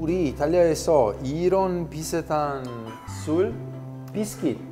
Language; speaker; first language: Korean; non-native, learner; Italian